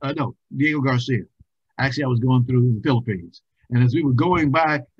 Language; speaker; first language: English; native; English